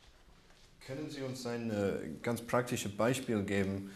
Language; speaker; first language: German; non-native, learner; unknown